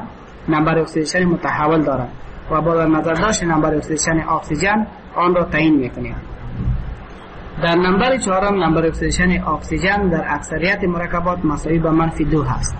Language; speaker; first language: Persian; native; Persian